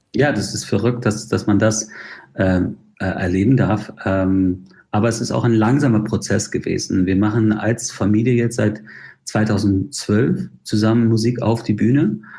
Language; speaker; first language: German; non-native, fluent; English